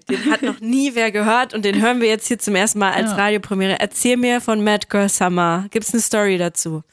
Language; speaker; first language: German; native; German